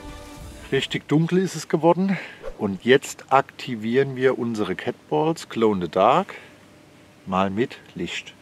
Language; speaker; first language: German; native; German